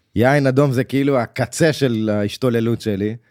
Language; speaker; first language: Hebrew; native; Hebrew